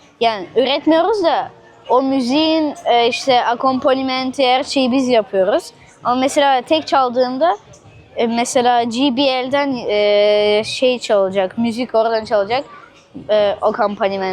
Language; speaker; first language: Turkish; early bilingual, other home language; Russian